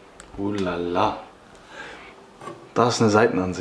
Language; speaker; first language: German; native; German